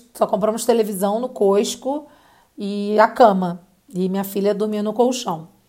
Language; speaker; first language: Portuguese; native; Portuguese